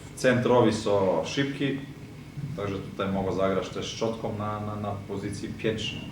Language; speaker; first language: Polish; non-native, fluent; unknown